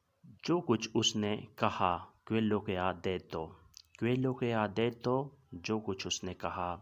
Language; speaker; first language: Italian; non-native, learner; Urdu